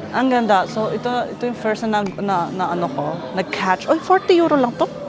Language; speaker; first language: Filipino; native; Filipino